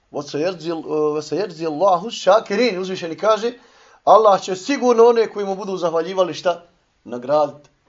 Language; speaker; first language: Bosnian; native; Bosnian